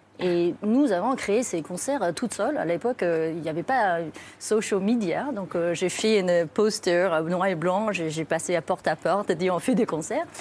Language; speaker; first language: French; non-native, fluent; Chinese